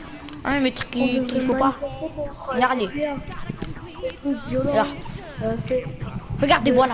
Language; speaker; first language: French; native; French